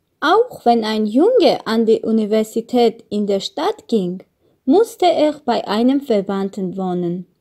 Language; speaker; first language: German; non-native, learner; Armenian